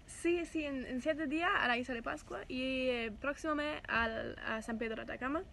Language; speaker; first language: Spanish; non-native, fluent; German